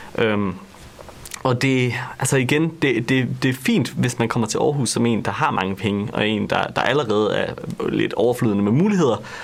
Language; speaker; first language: Danish; native; Danish